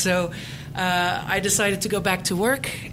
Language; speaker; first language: English; non-native, fluent; Dutch